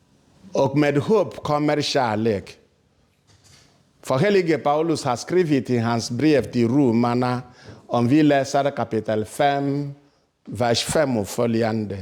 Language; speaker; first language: Swedish; non-native, fluent; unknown